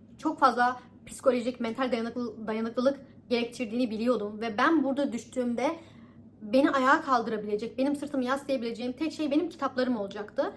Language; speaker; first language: Turkish; native; Turkish